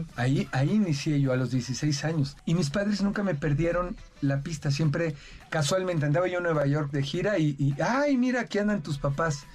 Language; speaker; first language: Spanish; native; Spanish